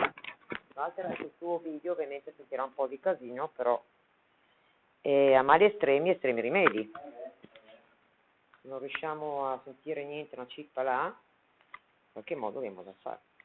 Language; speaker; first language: Italian; native; Italian